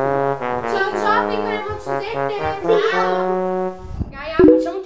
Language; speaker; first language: Italian; native; Italian